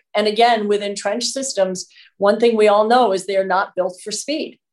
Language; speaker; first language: English; native; English